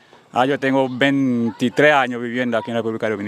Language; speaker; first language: Spanish; non-native, fluent; Haitian Creole